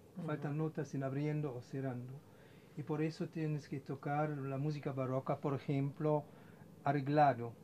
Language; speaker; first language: Spanish; non-native, fluent; German